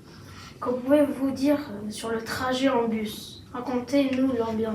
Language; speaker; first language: French; native; French